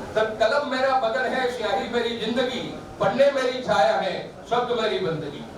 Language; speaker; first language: Hindi; non-native, local second language; Marathi